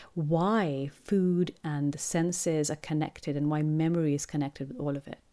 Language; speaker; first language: English; non-native, local second language; Urdu